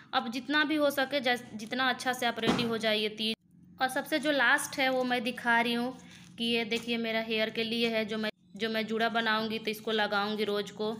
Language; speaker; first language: Hindi; native; Hindi